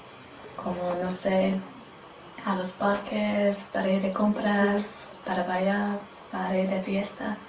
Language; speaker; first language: Spanish; non-native, learner; English